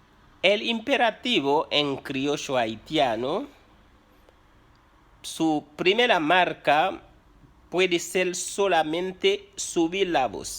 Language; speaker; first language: Spanish; non-native, fluent; Haitian Creole